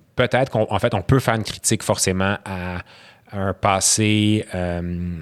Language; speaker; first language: French; early bilingual, other home language; Arabic